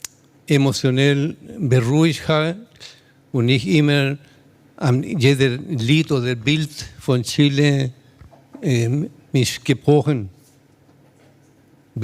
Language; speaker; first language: German; non-native, learner; Spanish